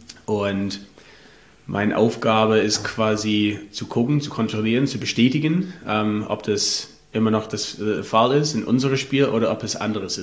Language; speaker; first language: German; non-native, learner; English